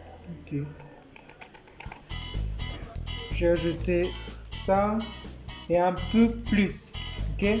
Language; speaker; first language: French; non-native, learner; Spanish